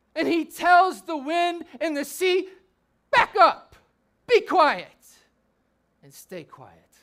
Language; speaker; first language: English; native; English